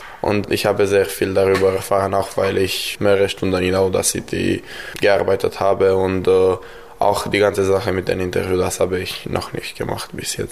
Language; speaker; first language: German; non-native, local second language; Romanian